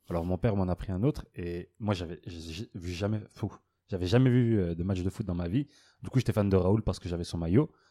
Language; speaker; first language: French; native; French